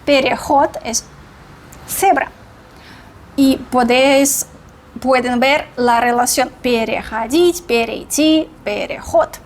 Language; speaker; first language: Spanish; non-native, fluent; Russian